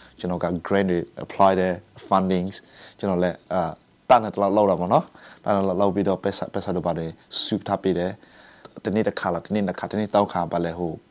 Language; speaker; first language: Burmese; non-native, local second language; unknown